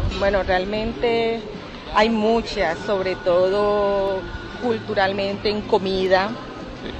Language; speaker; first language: Spanish; native; Spanish